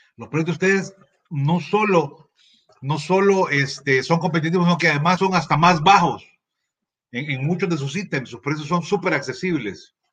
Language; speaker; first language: Spanish; native; Spanish